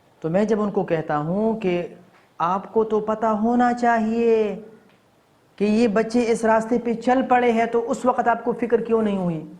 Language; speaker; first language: Urdu; non-native, local second language; Pashto